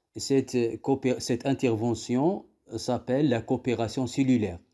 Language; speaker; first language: French; non-native, local second language; Arabic